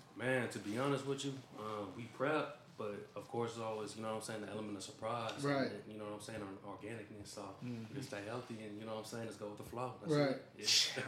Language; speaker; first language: English; native; English